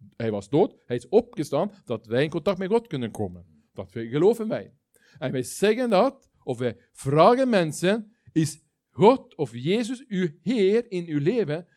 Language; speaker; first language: Dutch; non-native, learner; Norwegian